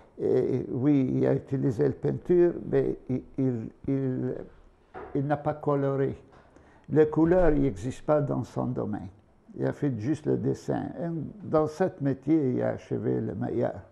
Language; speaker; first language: French; non-native, fluent; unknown